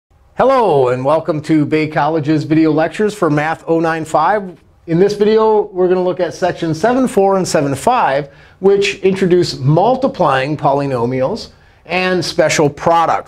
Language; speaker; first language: English; native; English